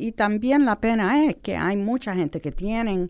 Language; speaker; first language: Spanish; non-native, fluent; English